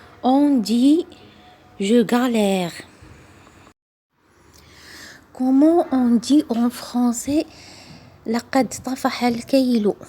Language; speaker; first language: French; non-native, local second language; Arabic